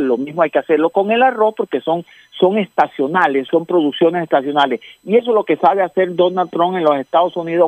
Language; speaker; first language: Spanish; native; Spanish